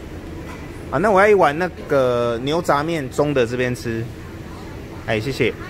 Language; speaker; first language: Chinese; native; Chinese